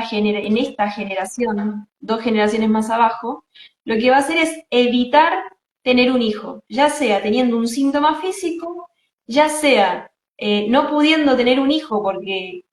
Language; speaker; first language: Spanish; native; Spanish